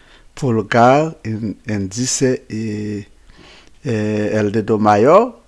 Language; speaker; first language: Spanish; non-native, fluent; Haitian Creole